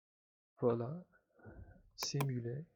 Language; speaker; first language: French; non-native, local second language; Arabic